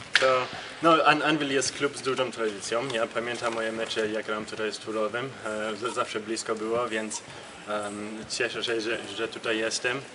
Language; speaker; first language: Polish; early bilingual, heritage; German